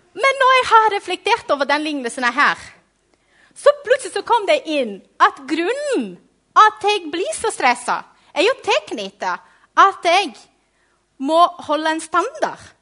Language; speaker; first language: Norwegian; non-native, fluent; Portuguese